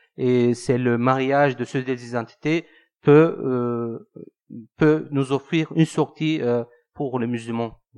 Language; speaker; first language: French; non-native, fluent; Turkish